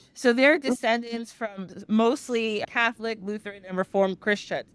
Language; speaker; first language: English; native; English